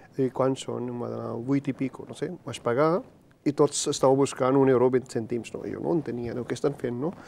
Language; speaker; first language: Catalan; non-native, fluent; Punjabi